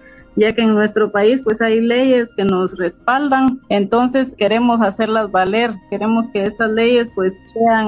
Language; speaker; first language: Spanish; native; Spanish